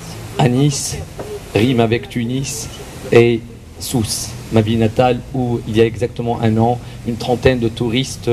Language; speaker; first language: French; non-native, local second language; Arabic